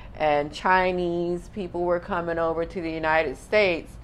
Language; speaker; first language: English; native; English